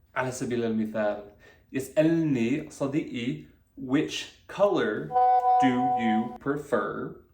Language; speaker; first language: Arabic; non-native, fluent; English